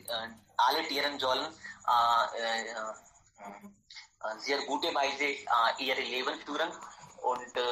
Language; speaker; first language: German; non-native, learner; Hindi